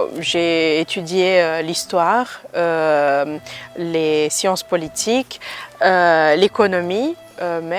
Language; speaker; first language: French; early bilingual, other home language; Romanian